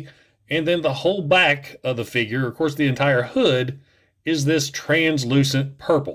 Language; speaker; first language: English; native; English